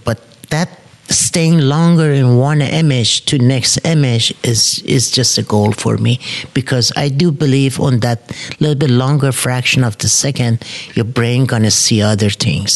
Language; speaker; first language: English; non-native, fluent; Persian